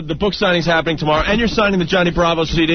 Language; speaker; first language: English; native; English